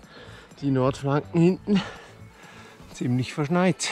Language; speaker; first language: German; native; German